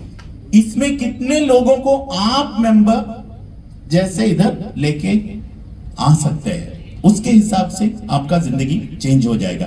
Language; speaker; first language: Hindi; non-native, learner; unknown